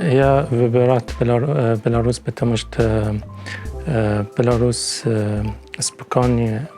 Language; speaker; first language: Russian; non-native, learner; Arabic